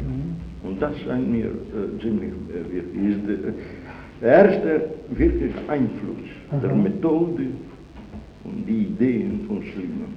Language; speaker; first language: German; non-native, fluent; Italian